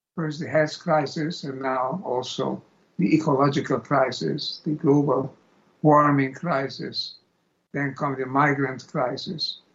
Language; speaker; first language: English; non-native, fluent; Hungarian